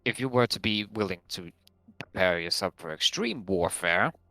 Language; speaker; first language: English; non-native, fluent; Latvian